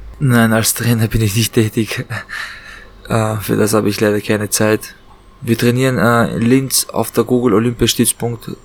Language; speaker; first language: German; early bilingual, other home language; Chechen